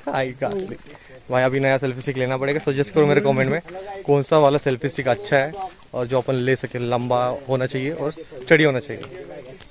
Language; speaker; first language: Hindi; non-native, local second language; Marathi